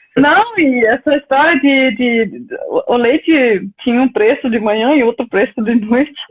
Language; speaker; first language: Portuguese; non-native, fluent; German